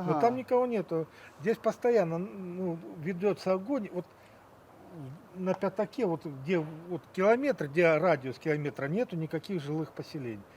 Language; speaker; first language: Russian; native; Russian